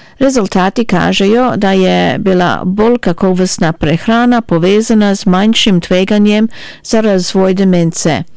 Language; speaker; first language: Slovenian; early bilingual, heritage; Slovenian